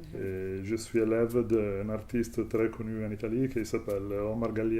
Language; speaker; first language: French; non-native, fluent; Italian